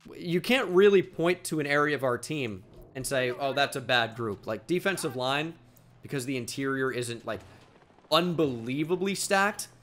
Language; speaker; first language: English; native; English